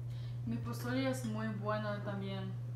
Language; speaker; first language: Spanish; non-native, learner; English